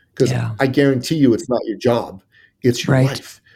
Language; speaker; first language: English; early bilingual, other home language; Persian